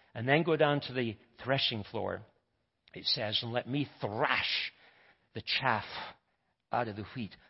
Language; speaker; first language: English; native; English